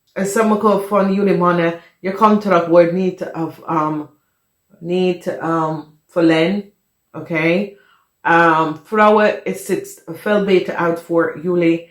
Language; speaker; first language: Dutch; non-native, fluent; English